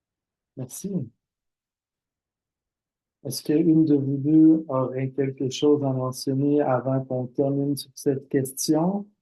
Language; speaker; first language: French; native; French